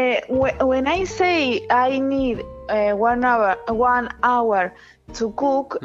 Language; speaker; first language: English; non-native, learner; Spanish